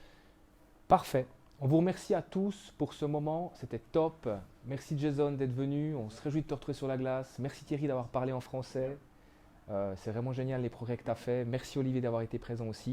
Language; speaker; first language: French; native; French